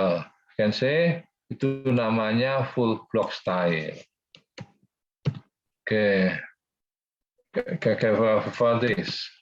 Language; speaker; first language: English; non-native, fluent; Indonesian